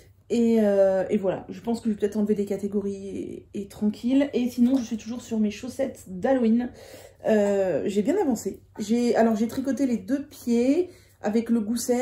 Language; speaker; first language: French; native; French